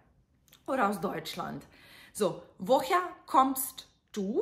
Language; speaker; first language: German; non-native, fluent; Serbian